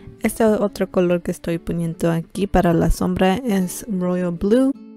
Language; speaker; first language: Spanish; early bilingual, heritage; Spanish